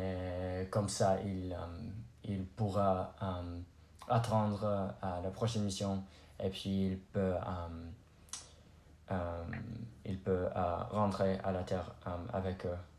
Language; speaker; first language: French; non-native, learner; English